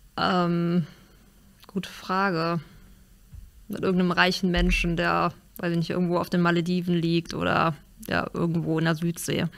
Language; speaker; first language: German; native; German